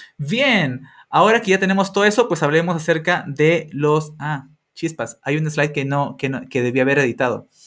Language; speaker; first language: Spanish; native; Spanish